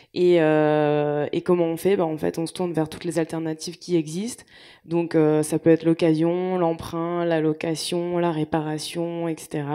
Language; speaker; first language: French; native; French